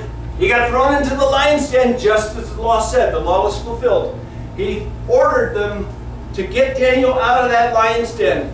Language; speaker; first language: English; native; English